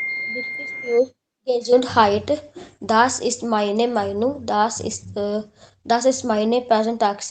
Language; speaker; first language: German; non-native, learner; Hindi